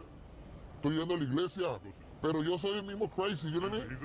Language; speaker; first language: Spanish; native; Spanish